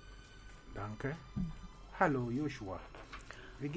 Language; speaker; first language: German; non-native, fluent; French